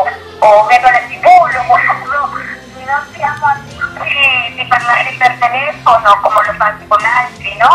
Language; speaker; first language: Italian; non-native, learner; Spanish